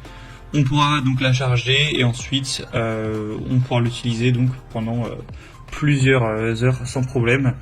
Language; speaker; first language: French; native; French